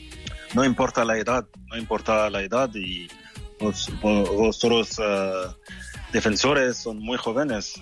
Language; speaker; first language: Spanish; non-native, fluent; French